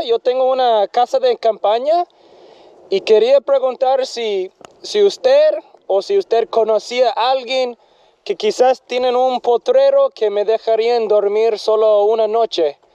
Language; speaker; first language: Spanish; non-native, fluent; English